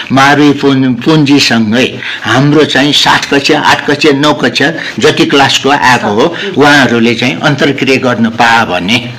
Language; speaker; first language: Nepali; non-native, local second language; Newari